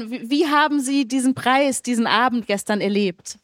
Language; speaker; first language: German; native; German